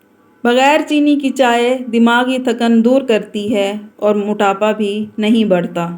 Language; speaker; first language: Urdu; native; Urdu